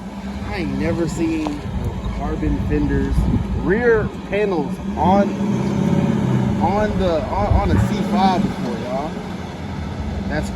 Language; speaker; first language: English; native; English